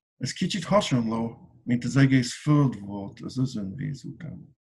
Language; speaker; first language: Hungarian; non-native, learner; English